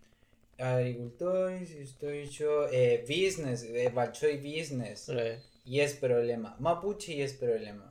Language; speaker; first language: Russian; non-native, learner; Spanish